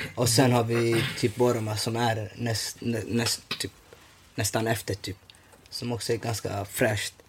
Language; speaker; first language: Swedish; early bilingual, other home language; Somali